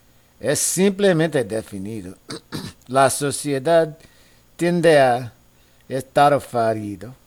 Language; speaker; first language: Spanish; non-native, fluent; English